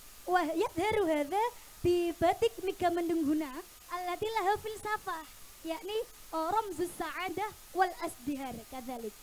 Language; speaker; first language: Arabic; non-native, learner; Indonesian